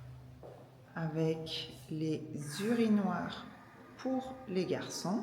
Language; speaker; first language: French; native; French